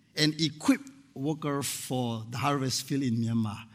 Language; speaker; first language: English; non-native, fluent; Burmese